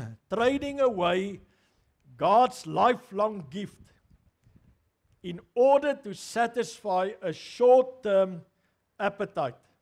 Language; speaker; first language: English; non-native, local second language; Afrikaans